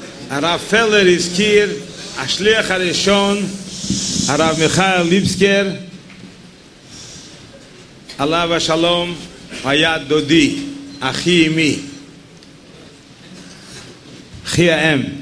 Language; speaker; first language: Hebrew; non-native, fluent; Yiddish